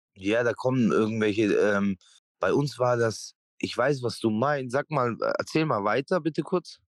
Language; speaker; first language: German; native; German